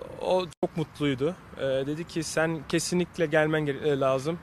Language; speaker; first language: Turkish; early bilingual, heritage; Turkish